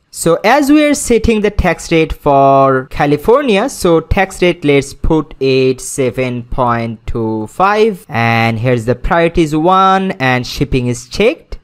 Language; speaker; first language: English; non-native, local second language; Bangla